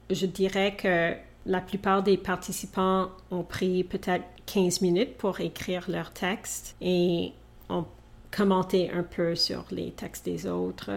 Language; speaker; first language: French; non-native, local second language; English